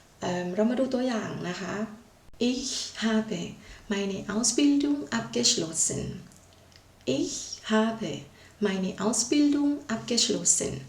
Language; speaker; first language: German; non-native, learner; Thai